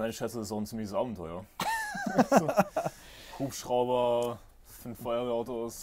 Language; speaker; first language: German; native; German